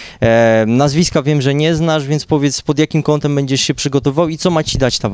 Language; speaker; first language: Polish; native; Polish